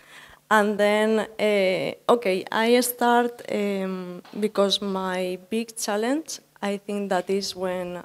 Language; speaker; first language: English; non-native, learner; Spanish